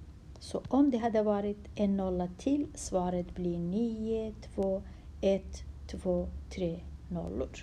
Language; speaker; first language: Swedish; non-native, fluent; Kurdish